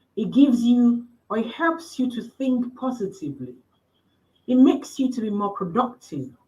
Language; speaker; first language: English; non-native, local second language; Yoruba